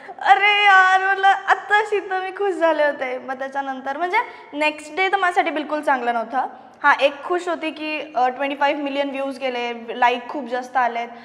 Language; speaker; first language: Marathi; non-native, local second language; Malayalam